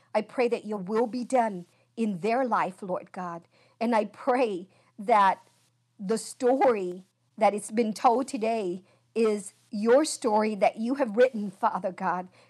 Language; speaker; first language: English; early bilingual, other home language; Vietnamese